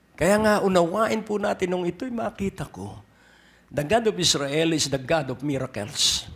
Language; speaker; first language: Filipino; native; Filipino